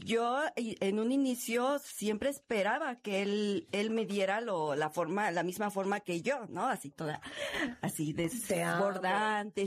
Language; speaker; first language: Spanish; native; Spanish